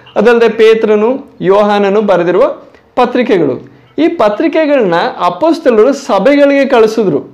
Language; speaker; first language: Kannada; non-native, local second language; Malayalam